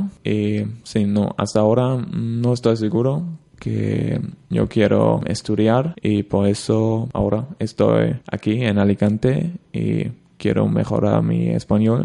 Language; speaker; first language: Spanish; non-native, learner; German